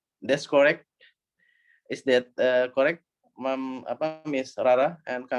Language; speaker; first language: English; non-native, learner; Indonesian